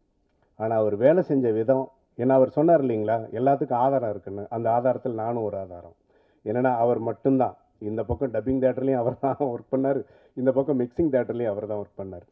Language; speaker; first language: Tamil; native; Tamil